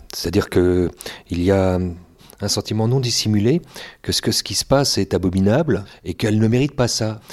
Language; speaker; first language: French; native; French